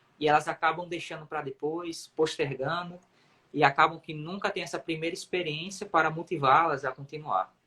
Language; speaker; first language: Portuguese; native; Portuguese